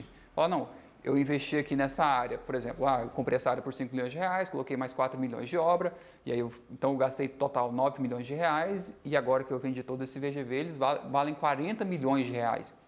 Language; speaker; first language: Portuguese; native; Portuguese